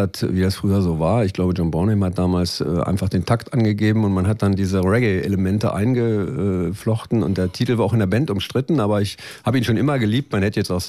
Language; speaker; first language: German; native; German